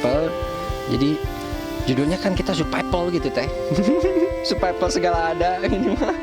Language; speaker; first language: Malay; non-native, local second language; Sundanese